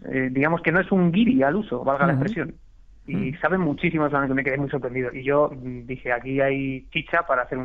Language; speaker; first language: Spanish; native; Spanish